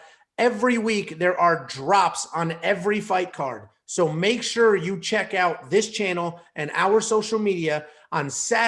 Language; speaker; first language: English; native; English